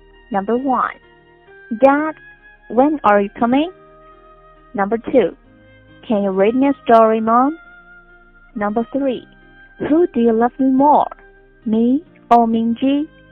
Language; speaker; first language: English; non-native, fluent; Chinese